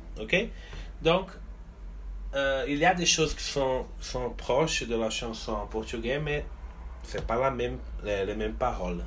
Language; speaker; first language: French; non-native, fluent; Portuguese